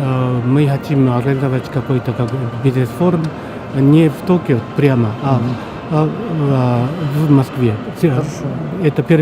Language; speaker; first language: Russian; non-native, fluent; Japanese